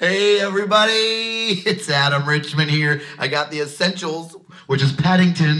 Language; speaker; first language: English; native; English